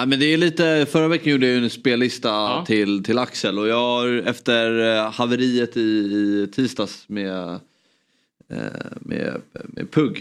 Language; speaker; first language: Swedish; native; Swedish